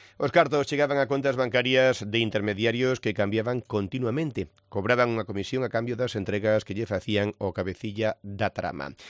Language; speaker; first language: Galician; native; Galician